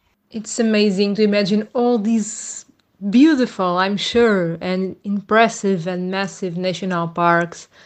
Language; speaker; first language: English; non-native, fluent; Portuguese